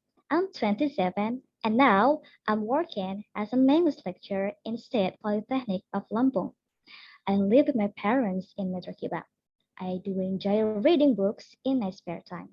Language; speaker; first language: English; non-native, learner; Indonesian